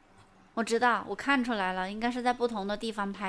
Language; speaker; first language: Chinese; native; Chinese